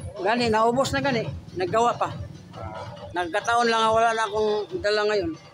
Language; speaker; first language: Filipino; non-native, local second language; Cebuano